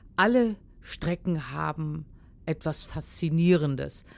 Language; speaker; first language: German; native; German